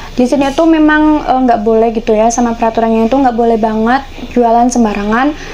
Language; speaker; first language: Indonesian; native; Indonesian